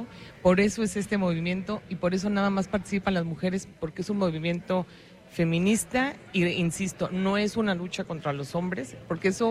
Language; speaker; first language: Spanish; native; Spanish